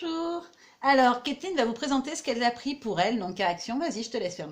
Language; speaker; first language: French; native; French